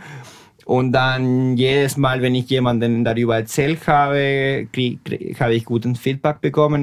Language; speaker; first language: German; non-native, fluent; Spanish